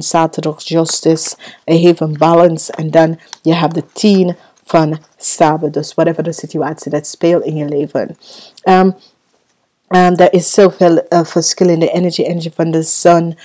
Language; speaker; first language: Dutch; non-native, fluent; English